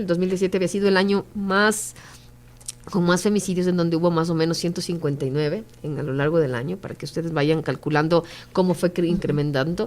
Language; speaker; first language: Spanish; native; Spanish